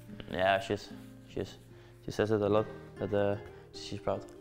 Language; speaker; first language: English; non-native, fluent; Danish